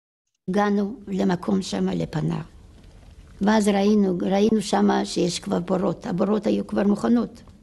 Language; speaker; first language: Hebrew; non-native, fluent; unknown